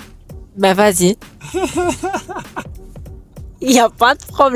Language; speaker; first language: French; native; French